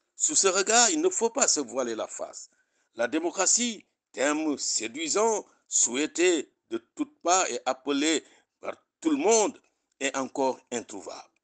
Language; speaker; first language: French; non-native, local second language; Wolof